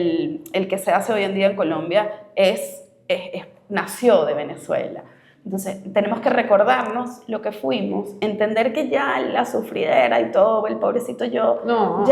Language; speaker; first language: Spanish; native; Spanish